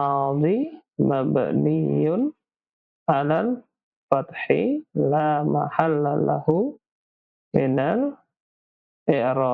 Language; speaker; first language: Arabic; non-native, fluent; Indonesian